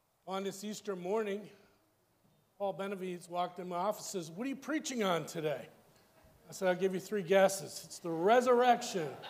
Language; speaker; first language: English; native; English